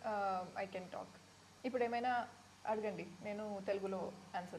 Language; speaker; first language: Telugu; non-native, learner; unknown